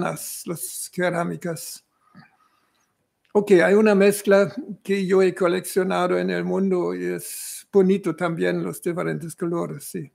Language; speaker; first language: Spanish; non-native, fluent; German